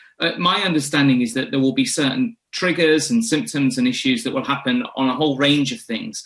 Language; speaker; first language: English; native; English